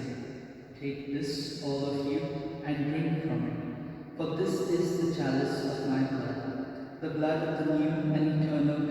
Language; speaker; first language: English; non-native, local second language; Konkani